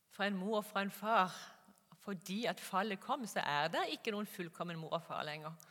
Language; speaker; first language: Norwegian; native; Norwegian